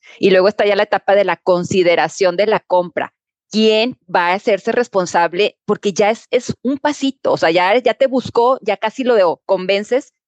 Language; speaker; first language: Spanish; native; Spanish